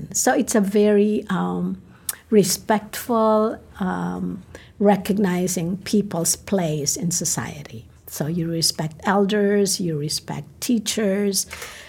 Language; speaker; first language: English; non-native, local second language; Filipino